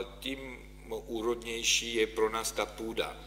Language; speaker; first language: Czech; non-native, fluent; Ukrainian